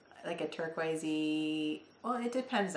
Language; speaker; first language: English; native; English